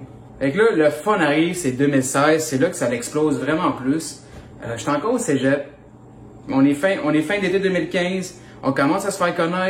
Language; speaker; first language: French; native; French